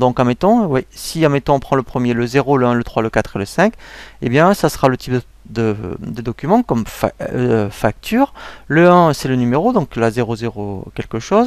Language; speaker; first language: French; native; French